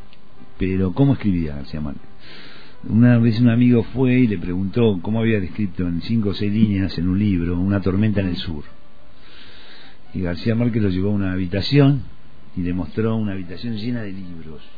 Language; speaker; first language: Spanish; native; Spanish